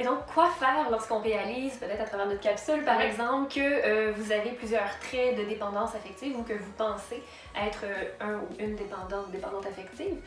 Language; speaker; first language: French; native; French